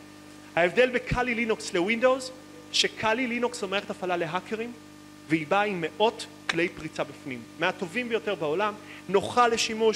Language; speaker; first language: Hebrew; native; Hebrew